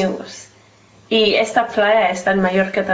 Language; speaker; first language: Spanish; non-native, learner; English